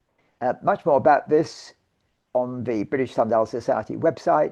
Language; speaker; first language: English; native; English